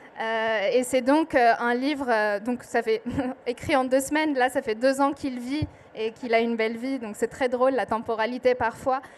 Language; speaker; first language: French; non-native, local second language; Arabic